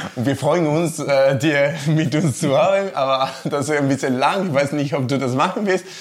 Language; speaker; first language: German; non-native, learner; Spanish